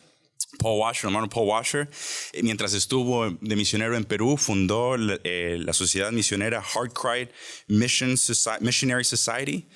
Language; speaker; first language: Spanish; native; Spanish